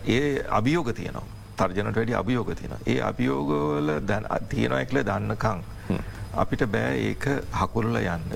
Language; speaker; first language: Sinhala; non-native, local second language; Tamil